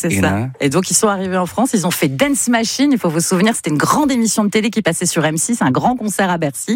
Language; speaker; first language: French; native; French